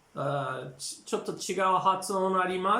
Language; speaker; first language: Japanese; non-native, learner; English